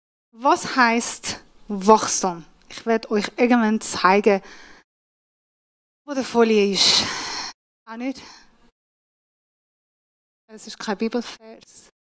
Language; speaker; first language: German; non-native, fluent; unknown